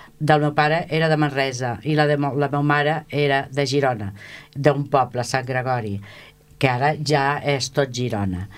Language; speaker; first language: Catalan; native; Catalan